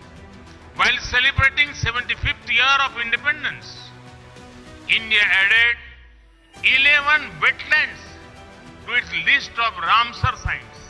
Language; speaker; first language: English; non-native, local second language; Hindi